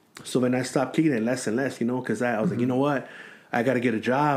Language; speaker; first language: English; native; English